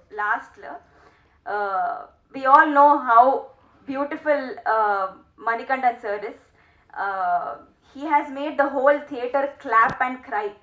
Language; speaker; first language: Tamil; non-native, learner; Telugu